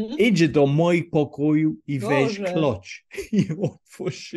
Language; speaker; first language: Polish; non-native, learner; English